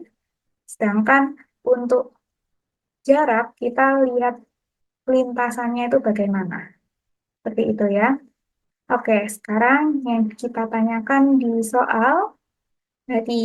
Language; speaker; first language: Indonesian; native; Indonesian